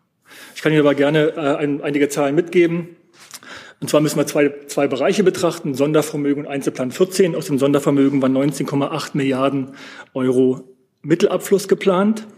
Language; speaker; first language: German; native; German